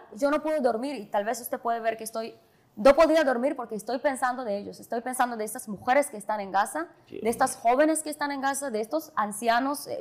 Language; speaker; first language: Spanish; non-native, fluent; Hebrew